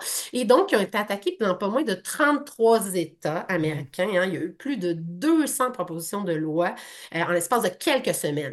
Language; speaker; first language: French; native; French